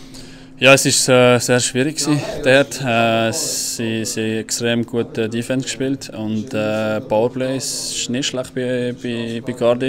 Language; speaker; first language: German; non-native, local second language; French